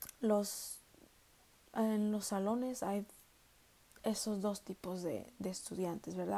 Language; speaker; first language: Spanish; early bilingual, heritage; Spanish